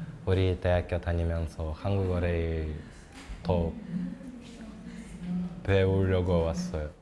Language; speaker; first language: Korean; non-native, learner; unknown